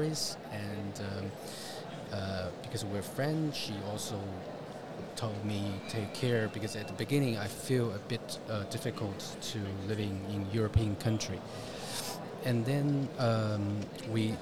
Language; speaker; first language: English; non-native, fluent; Chinese